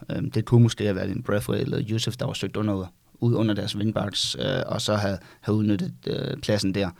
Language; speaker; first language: Danish; native; Danish